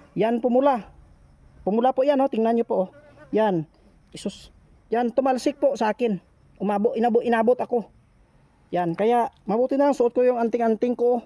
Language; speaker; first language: Filipino; non-native, local second language; Cebuano